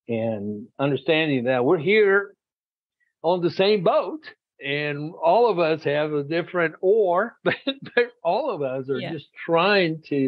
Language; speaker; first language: English; non-native, fluent; Spanish